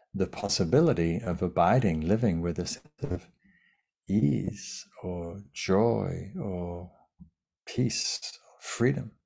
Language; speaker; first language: English; native; English